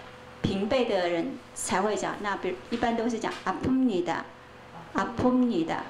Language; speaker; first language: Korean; non-native, fluent; Chinese